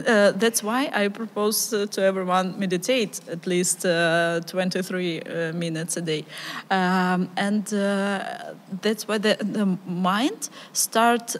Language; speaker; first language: English; non-native, learner; Ukrainian